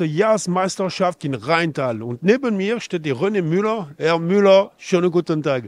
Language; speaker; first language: German; non-native, fluent; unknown